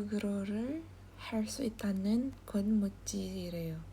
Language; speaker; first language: Korean; non-native, learner; Indonesian